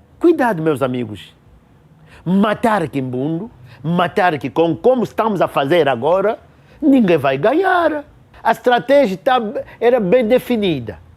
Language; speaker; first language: Portuguese; non-native, local second language; Kongo